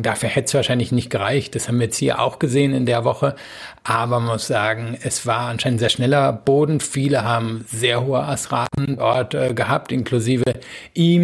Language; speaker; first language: German; native; German